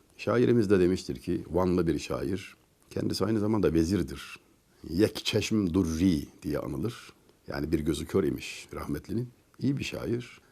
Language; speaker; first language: Turkish; native; Turkish